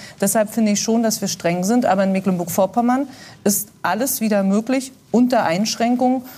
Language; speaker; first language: German; native; German